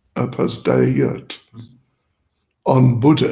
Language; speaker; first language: Russian; non-native, learner; English